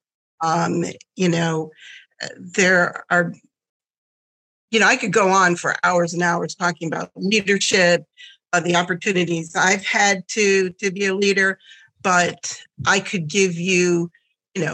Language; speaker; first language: English; early bilingual, other home language; German